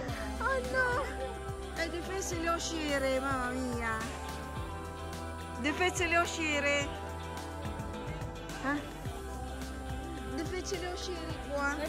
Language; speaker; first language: Italian; non-native, fluent; Filipino